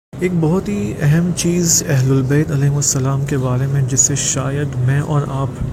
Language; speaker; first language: Urdu; native; Urdu